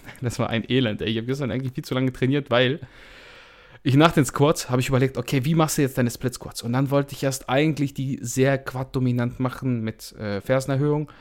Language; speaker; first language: German; early bilingual, other home language; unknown